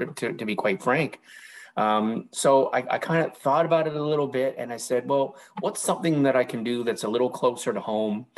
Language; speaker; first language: English; native; English